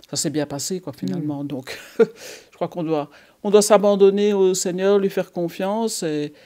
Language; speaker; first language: French; native; French